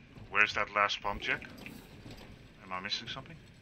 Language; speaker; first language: English; non-native, fluent; Dutch